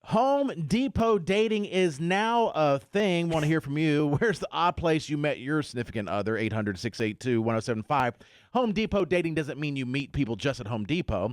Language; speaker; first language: English; native; English